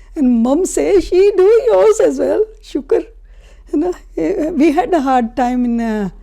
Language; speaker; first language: English; non-native, local second language; Punjabi